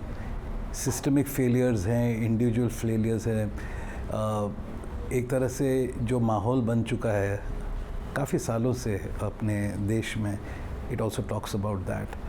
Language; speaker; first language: Hindi; native; Hindi